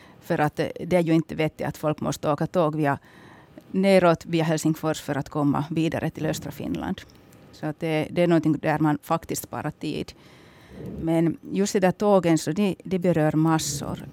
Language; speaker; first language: Swedish; native; Swedish